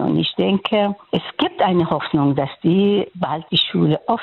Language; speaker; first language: German; non-native, fluent; Persian